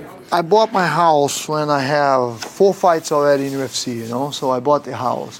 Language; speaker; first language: English; non-native, fluent; Portuguese